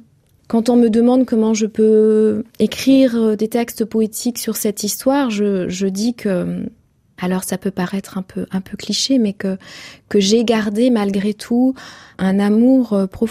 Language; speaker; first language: French; non-native, local second language; Kinyarwanda